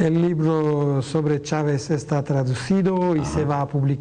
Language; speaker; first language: Spanish; non-native, fluent; French